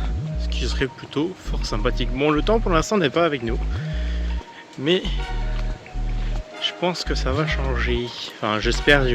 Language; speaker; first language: French; native; French